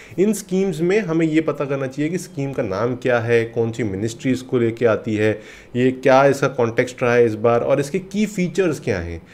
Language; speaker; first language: Hindi; native; Hindi